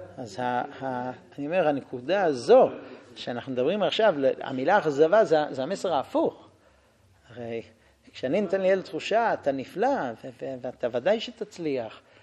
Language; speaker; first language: Hebrew; non-native, fluent; English